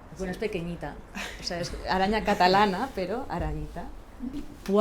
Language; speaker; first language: Spanish; native; Spanish